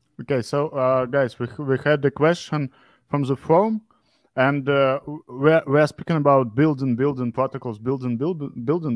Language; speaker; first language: English; non-native, fluent; Russian